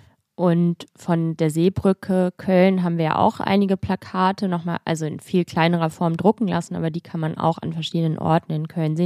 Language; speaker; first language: German; native; German